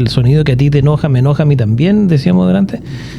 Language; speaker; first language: Spanish; native; Spanish